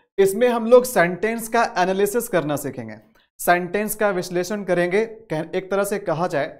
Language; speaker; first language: Hindi; native; Hindi